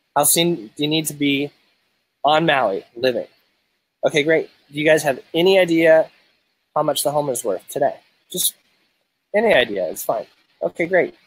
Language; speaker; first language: English; native; English